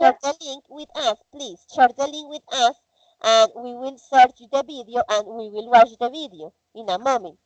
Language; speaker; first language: English; non-native, learner; Spanish